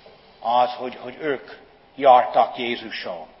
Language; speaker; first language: Hungarian; non-native, fluent; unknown